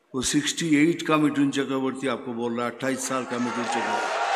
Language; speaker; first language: Hindi; non-native, local second language; Bangla